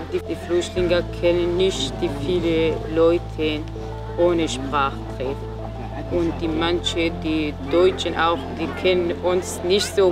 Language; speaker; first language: German; non-native, learner; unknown